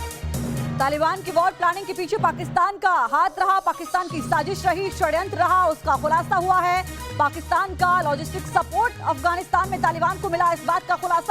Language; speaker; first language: Hindi; native; Hindi